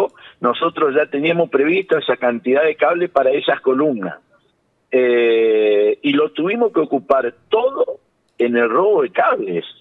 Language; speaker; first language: Spanish; native; Spanish